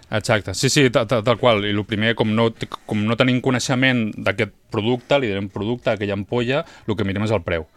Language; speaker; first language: Catalan; native; Catalan